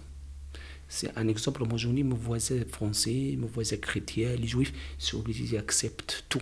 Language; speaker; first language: French; non-native, learner; Arabic